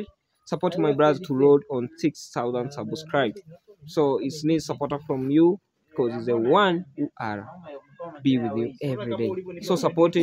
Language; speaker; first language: English; non-native, learner; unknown